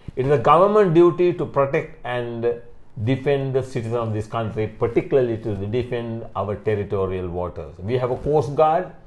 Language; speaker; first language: English; non-native, local second language; Sinhala